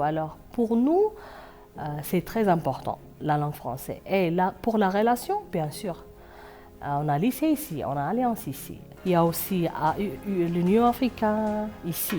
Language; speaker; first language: French; non-native, fluent; Amharic